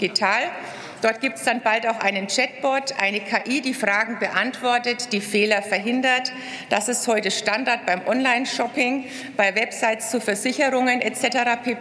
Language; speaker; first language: German; native; German